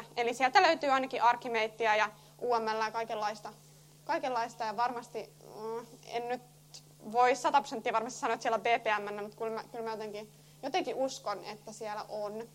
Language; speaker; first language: Finnish; native; Finnish